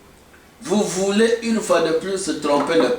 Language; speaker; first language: French; non-native, local second language; Lingala